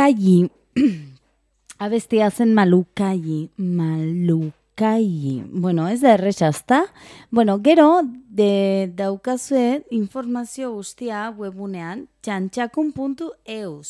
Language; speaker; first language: Basque; non-native, local second language; Spanish